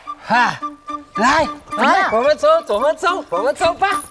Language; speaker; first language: Chinese; non-native, fluent; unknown